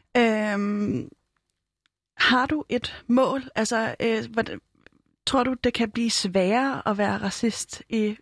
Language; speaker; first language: Danish; native; Danish